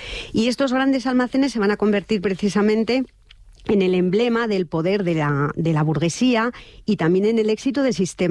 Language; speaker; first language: Spanish; native; Spanish